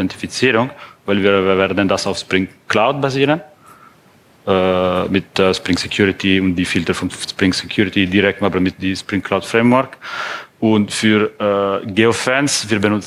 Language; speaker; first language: German; non-native, fluent; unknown